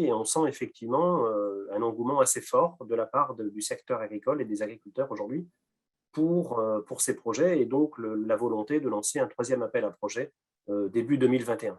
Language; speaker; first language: French; native; French